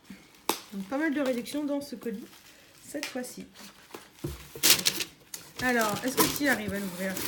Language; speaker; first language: French; native; French